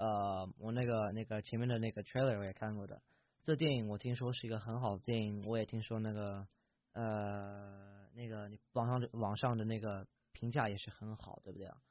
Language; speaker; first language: Chinese; early bilingual, heritage; English